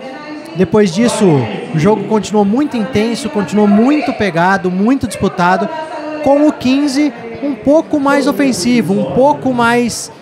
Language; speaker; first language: Portuguese; native; Portuguese